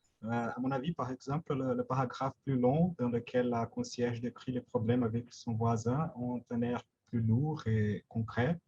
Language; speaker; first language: French; non-native, fluent; Portuguese